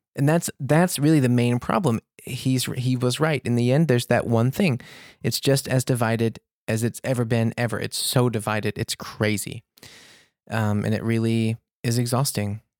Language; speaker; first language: English; native; English